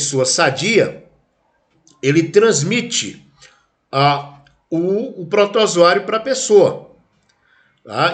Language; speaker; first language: Portuguese; native; Portuguese